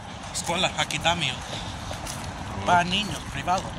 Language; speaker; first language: Spanish; early bilingual, heritage; Spanish